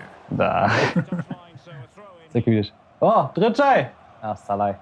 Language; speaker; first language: Macedonian; early bilingual, heritage; German